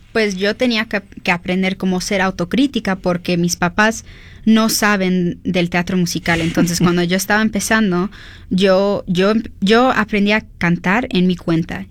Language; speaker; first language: Spanish; early bilingual, heritage; Spanish